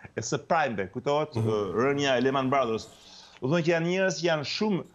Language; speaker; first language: Albanian; native; Albanian